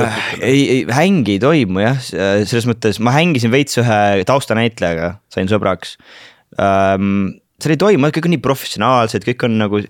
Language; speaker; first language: Estonian; native; Estonian